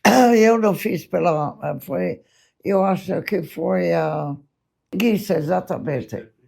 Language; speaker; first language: Portuguese; non-native, fluent; English